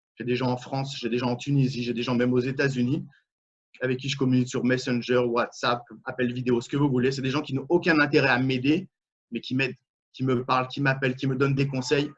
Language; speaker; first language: French; native; French